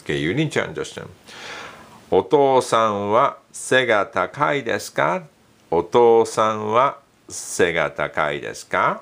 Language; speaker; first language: Japanese; non-native, fluent; English